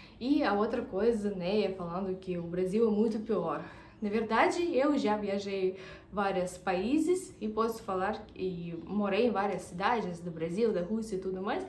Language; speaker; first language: Portuguese; non-native, fluent; Russian